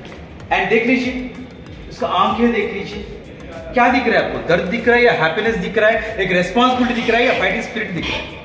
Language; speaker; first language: Hindi; native; Hindi